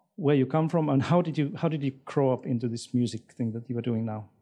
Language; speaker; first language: English; non-native, fluent; Finnish